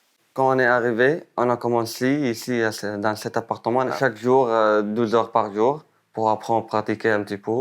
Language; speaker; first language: French; non-native, learner; Arabic